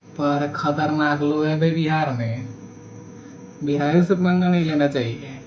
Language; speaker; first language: Hindi; native; Hindi